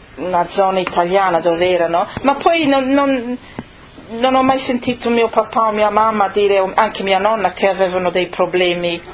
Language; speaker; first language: Italian; early bilingual, other home language; Friulian